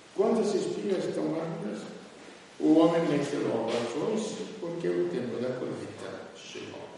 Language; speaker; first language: Portuguese; non-native, fluent; Italian